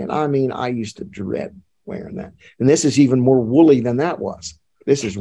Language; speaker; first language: English; native; English